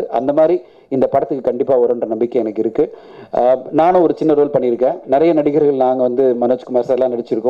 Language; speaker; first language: Tamil; native; Tamil